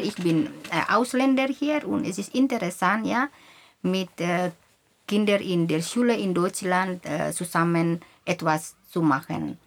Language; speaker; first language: German; non-native, fluent; Indonesian